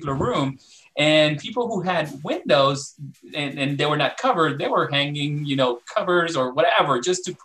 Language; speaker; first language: English; non-native, fluent; Spanish